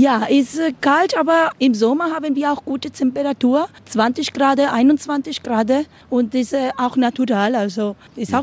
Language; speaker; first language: German; non-native, learner; Spanish